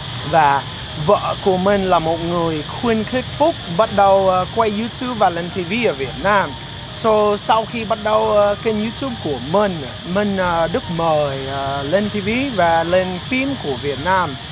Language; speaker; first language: Vietnamese; non-native, fluent; English